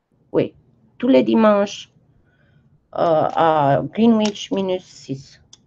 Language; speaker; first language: French; early bilingual, heritage; French